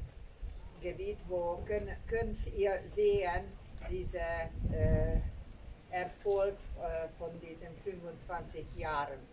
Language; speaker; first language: German; non-native, learner; Hungarian